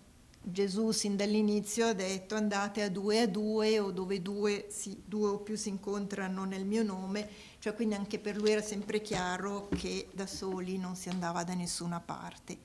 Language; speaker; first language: Italian; native; Italian